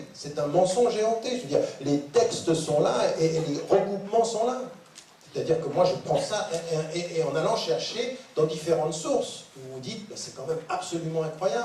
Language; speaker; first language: French; native; French